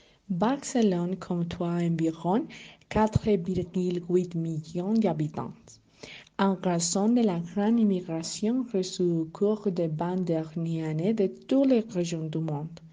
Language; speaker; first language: French; non-native, learner; Spanish